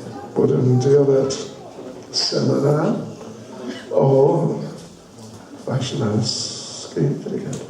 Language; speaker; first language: Russian; non-native, learner; English